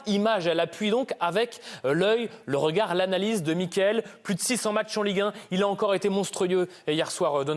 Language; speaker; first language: French; native; French